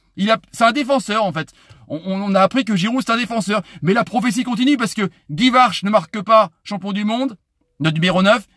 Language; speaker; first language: French; native; French